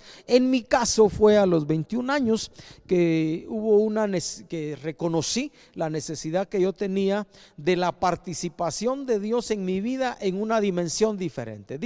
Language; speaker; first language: Spanish; native; Spanish